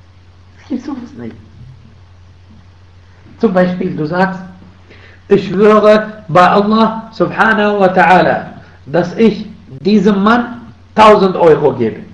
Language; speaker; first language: German; non-native, fluent; Arabic